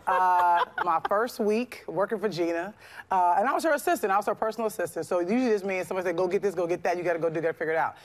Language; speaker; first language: English; native; English